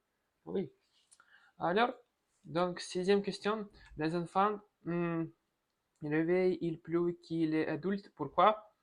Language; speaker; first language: French; non-native, learner; Russian